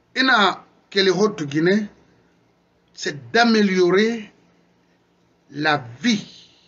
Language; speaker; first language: French; non-native, local second language; Susu